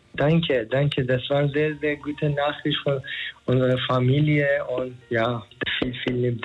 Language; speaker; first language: German; non-native, learner; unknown